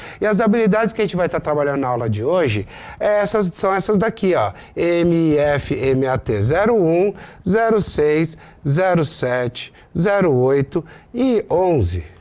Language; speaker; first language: Portuguese; native; Portuguese